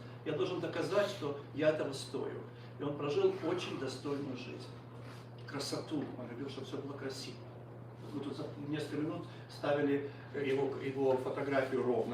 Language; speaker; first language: Russian; native; Russian